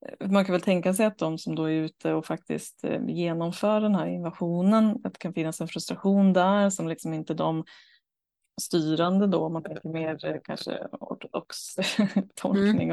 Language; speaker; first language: Swedish; native; Swedish